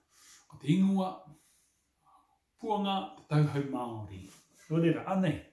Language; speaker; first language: Māori; non-native, local second language; English